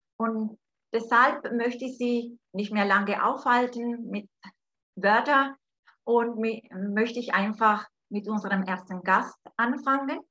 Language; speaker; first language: German; non-native, fluent; Italian